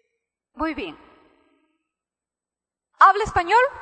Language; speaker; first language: Spanish; native; Spanish